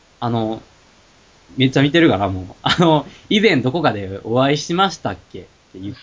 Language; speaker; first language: Japanese; native; Japanese